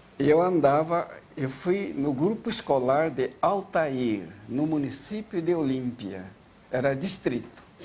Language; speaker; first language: Portuguese; early bilingual, other home language; Japanese